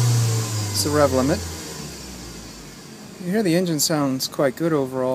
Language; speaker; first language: English; native; English